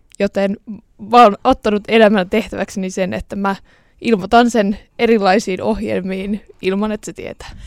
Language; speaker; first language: Finnish; native; Finnish